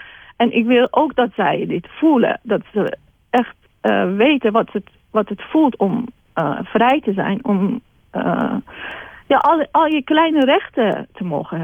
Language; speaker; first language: Dutch; non-native, fluent; Persian